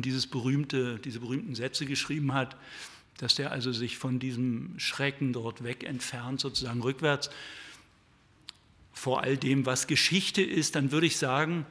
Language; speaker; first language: German; native; German